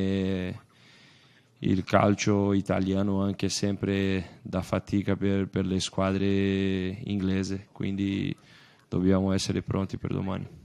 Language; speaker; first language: Italian; non-native, fluent; Portuguese